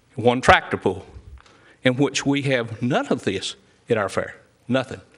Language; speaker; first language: English; native; English